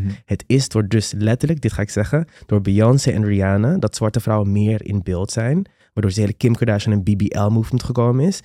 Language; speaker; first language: Dutch; non-native, local second language; Papiamento